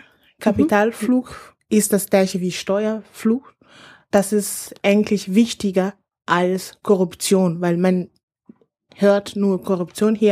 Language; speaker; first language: German; non-native, fluent; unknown